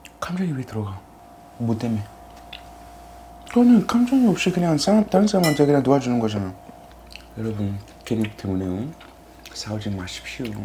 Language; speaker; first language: Korean; non-native, fluent; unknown